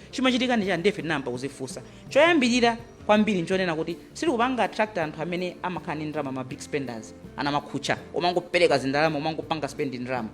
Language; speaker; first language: Nyanja; native; Nyanja